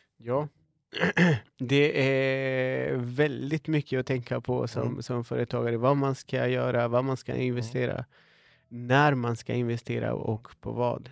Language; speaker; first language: Swedish; non-native, fluent; Spanish